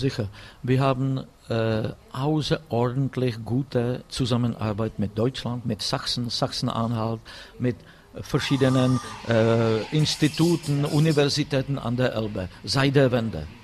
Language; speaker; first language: German; non-native, fluent; Czech